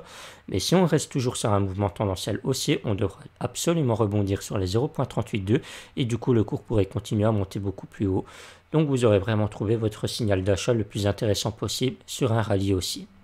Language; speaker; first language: French; native; French